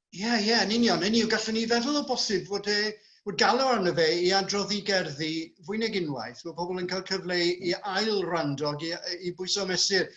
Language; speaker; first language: Welsh; non-native, local second language; English